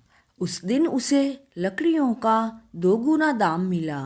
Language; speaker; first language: Hindi; native; Hindi